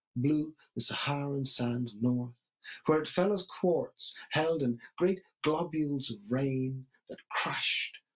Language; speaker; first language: English; native; English